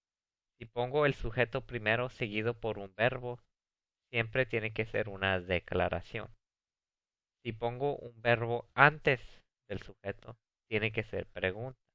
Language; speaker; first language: Spanish; early bilingual, heritage; Spanish